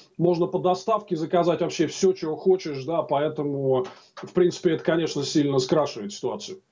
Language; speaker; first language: Russian; native; Russian